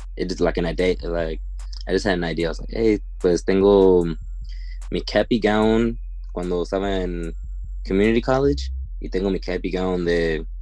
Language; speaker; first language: Spanish; early bilingual, heritage; Spanish